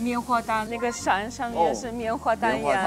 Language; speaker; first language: Chinese; non-native, fluent; Russian